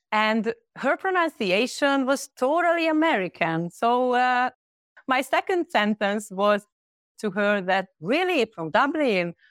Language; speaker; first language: English; non-native, fluent; Hungarian